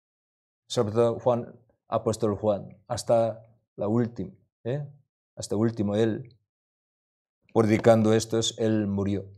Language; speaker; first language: Spanish; non-native, learner; Korean